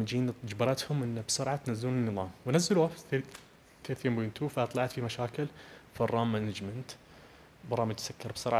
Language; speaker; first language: Arabic; native; Arabic